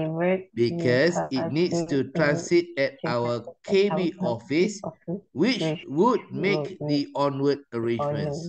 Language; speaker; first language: English; non-native, local second language; Malay